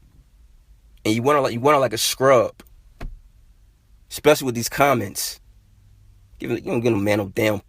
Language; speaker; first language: English; native; English